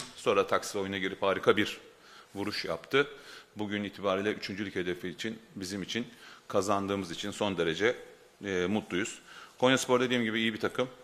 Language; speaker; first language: Turkish; native; Turkish